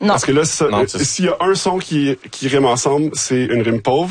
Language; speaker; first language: French; native; French